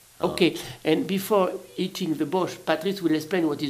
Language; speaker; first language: English; non-native, learner; French